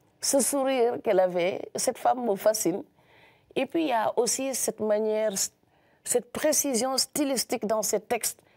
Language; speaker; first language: French; non-native, local second language; Serer